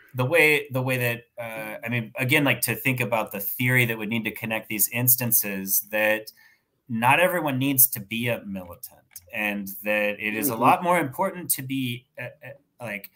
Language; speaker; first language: English; native; English